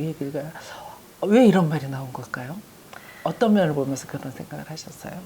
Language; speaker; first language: Korean; native; Korean